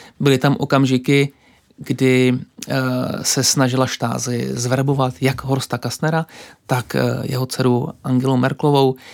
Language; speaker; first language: Czech; native; Czech